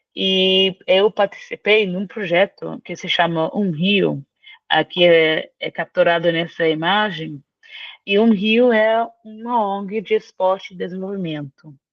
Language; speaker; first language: Portuguese; non-native, fluent; English